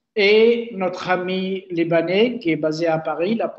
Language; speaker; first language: French; non-native, local second language; Arabic